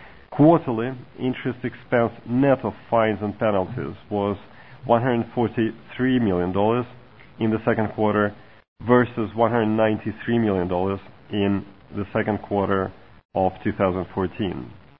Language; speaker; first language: English; non-native, fluent; Russian